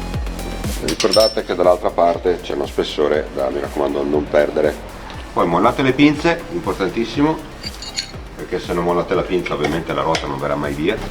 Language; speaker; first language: Italian; native; Italian